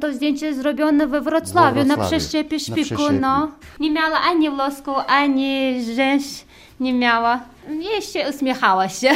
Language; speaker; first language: Polish; non-native, learner; Chechen